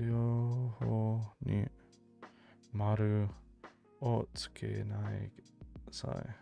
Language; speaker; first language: Japanese; non-native, learner; English